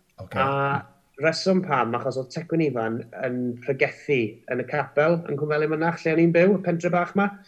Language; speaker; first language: Welsh; native; Welsh